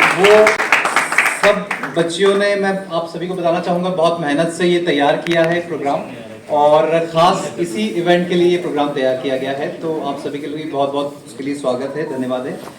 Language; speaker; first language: Hindi; native; Hindi